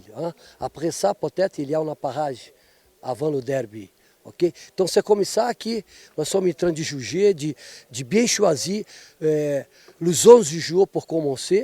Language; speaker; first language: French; non-native, fluent; Portuguese